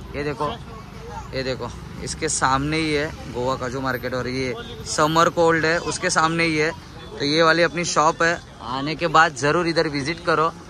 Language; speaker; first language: Hindi; non-native, local second language; Marathi